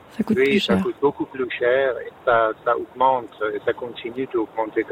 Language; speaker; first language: French; non-native, fluent; Persian